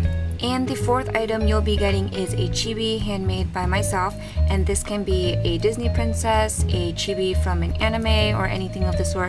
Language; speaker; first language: English; native; English